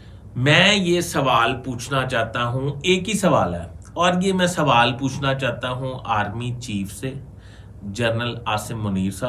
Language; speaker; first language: Urdu; native; Urdu